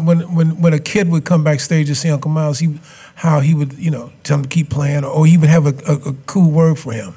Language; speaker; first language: English; native; English